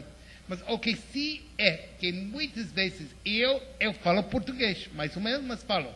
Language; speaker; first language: Portuguese; non-native, fluent; English